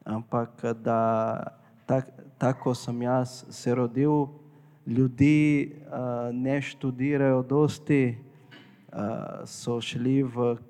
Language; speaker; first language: Slovenian; non-native, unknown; Portuguese